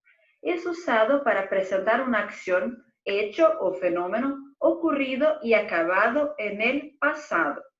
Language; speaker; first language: Spanish; non-native, fluent; Portuguese